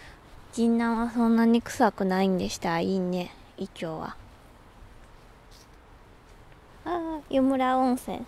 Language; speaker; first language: Japanese; non-native, fluent; Chinese